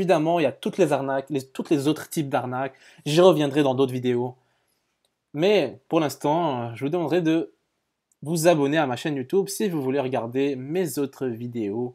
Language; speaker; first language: French; native; French